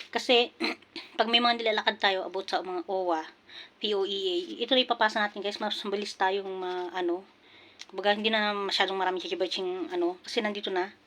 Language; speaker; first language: Filipino; non-native, local second language; Pampanga